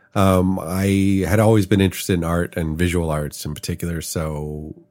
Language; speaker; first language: English; native; English